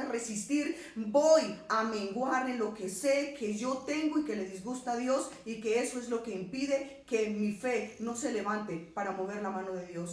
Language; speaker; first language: Spanish; native; Spanish